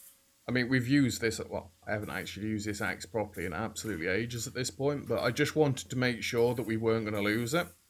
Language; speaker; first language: English; native; English